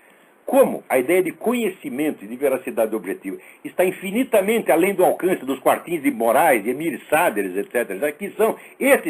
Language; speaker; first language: Portuguese; native; Portuguese